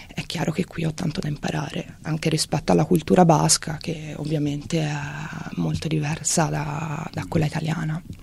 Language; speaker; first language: Italian; native; Italian